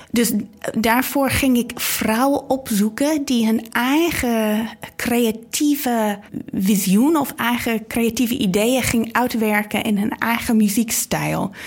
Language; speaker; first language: Dutch; non-native, fluent; English